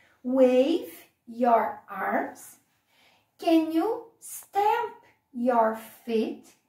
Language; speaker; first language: English; non-native, fluent; Portuguese